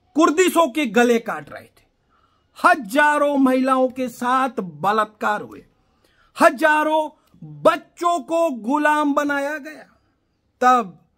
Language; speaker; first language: Hindi; non-native, local second language; Gujarati